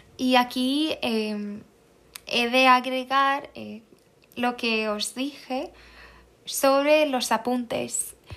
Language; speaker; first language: Spanish; non-native, fluent; Swedish